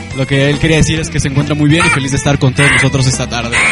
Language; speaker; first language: Spanish; native; Spanish